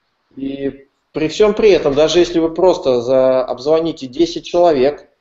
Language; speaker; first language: Russian; native; Russian